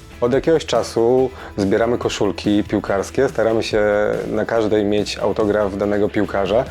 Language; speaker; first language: Polish; native; Polish